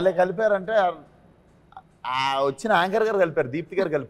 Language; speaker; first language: Telugu; native; Telugu